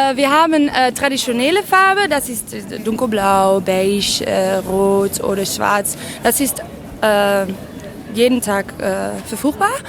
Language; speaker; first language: German; non-native, learner; Dutch